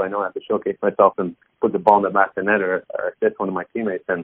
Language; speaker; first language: English; native; English